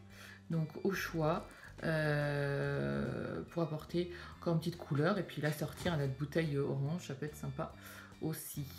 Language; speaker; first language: French; native; French